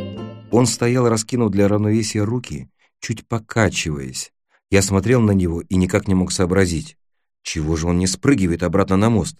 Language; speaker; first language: Russian; native; Russian